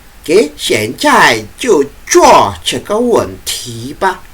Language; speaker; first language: Chinese; non-native, learner; Indonesian